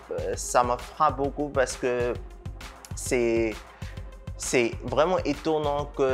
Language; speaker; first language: French; non-native, fluent; Burmese